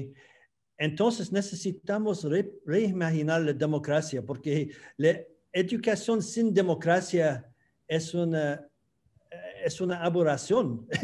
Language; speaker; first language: Spanish; non-native, fluent; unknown